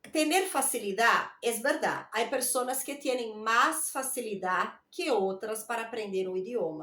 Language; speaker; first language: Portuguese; non-native, learner; Spanish